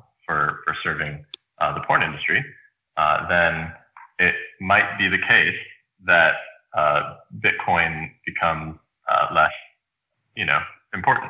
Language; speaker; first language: English; native; English